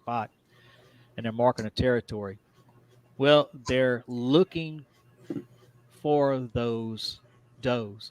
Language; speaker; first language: English; native; English